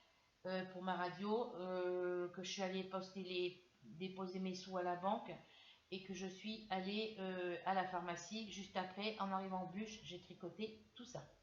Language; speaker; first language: French; native; French